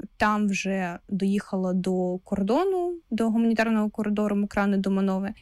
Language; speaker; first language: Ukrainian; non-native, local second language; Russian